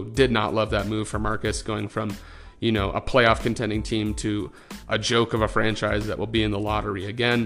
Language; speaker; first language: English; native; English